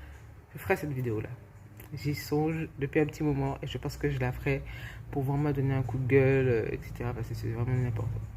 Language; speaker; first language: French; native; French